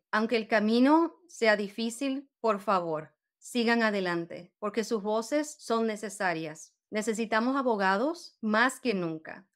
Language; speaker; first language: Spanish; early bilingual, other home language; English